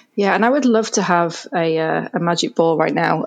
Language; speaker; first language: English; native; English